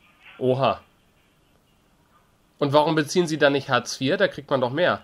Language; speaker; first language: German; native; German